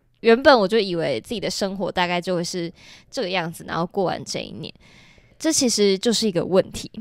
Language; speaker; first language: Chinese; native; Chinese